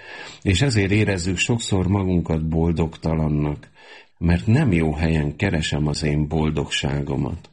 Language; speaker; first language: Hungarian; native; Hungarian